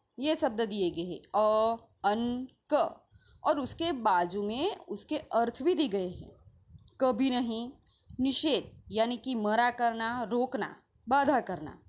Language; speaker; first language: Hindi; non-native, local second language; Gujarati